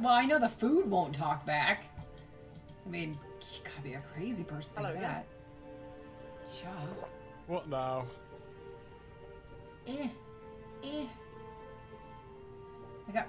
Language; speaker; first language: English; native; English